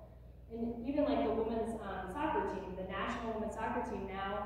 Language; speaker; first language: English; native; English